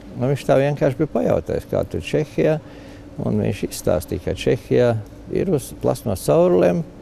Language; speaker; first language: Latvian; native; Latvian